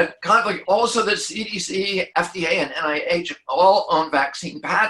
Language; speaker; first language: English; native; English